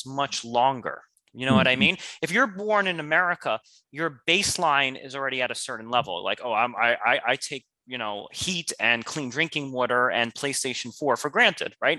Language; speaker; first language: English; native; English